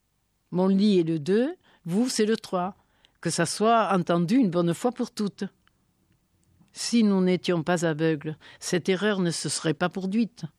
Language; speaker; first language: French; native; French